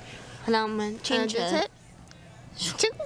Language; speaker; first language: Korean; early bilingual, heritage; Korean